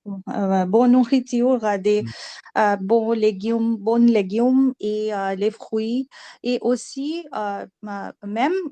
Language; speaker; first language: French; non-native, learner; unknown